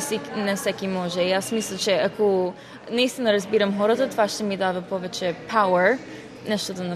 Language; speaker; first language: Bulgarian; early bilingual, heritage; Bulgarian